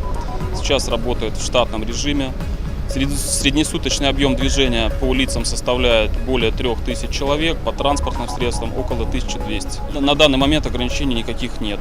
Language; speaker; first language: Russian; native; Russian